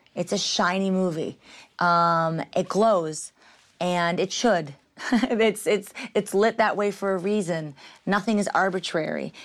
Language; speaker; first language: English; native; English